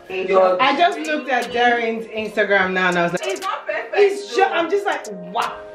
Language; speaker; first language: English; non-native, local second language; Yoruba